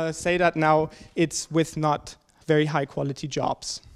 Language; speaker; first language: English; non-native, fluent; German